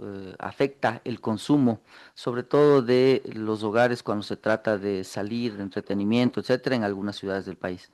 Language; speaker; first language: Spanish; native; Spanish